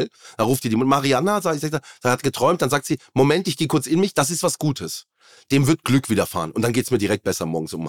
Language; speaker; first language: German; native; German